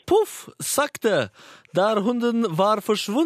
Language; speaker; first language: German; non-native, learner; Norwegian